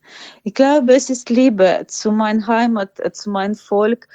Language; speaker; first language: German; non-native, fluent; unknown